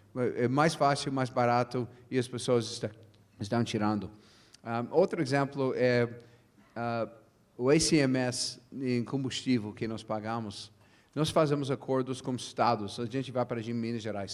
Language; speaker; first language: Portuguese; non-native, fluent; English